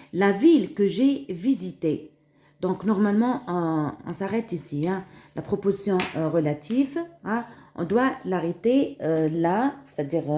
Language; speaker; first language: French; non-native, local second language; Arabic